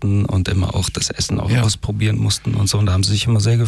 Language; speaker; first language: German; early bilingual, other home language; Persian